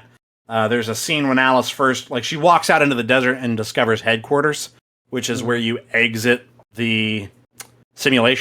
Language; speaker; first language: English; native; English